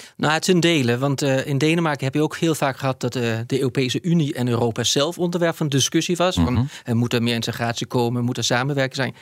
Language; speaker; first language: Dutch; non-native, fluent; Danish